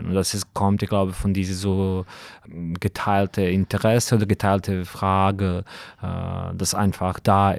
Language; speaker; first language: German; non-native, fluent; Serbian